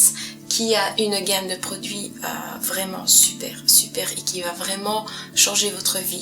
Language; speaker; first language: French; native; French